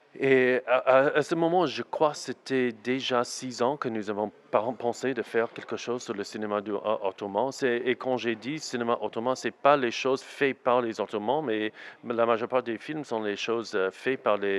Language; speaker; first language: French; non-native, learner; English